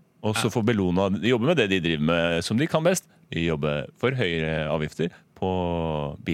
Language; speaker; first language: Norwegian; native; Norwegian